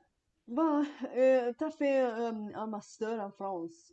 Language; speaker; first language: French; non-native, fluent; Bulgarian